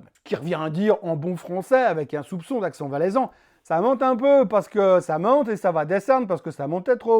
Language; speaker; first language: French; native; French